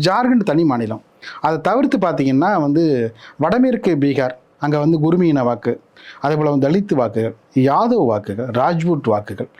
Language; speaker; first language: Tamil; native; Tamil